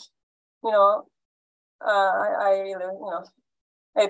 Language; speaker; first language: English; non-native, fluent; Turkish